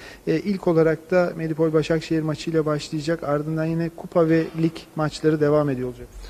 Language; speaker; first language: Turkish; native; Turkish